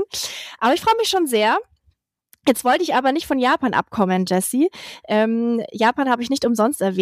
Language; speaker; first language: German; native; German